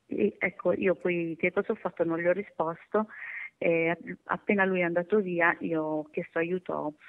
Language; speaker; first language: Italian; native; Italian